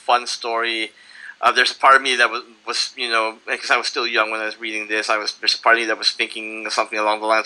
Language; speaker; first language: English; non-native, local second language; Filipino